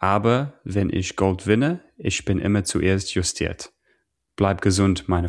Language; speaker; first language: German; non-native, learner; English